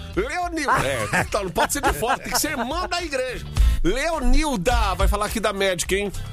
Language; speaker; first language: Portuguese; native; Portuguese